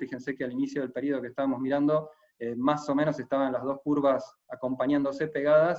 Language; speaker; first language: Spanish; native; Spanish